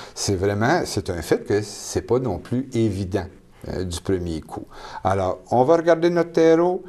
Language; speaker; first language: French; native; French